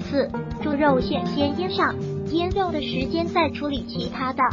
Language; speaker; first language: Chinese; native; Chinese